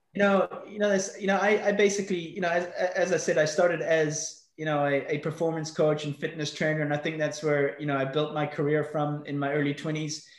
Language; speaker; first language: English; native; English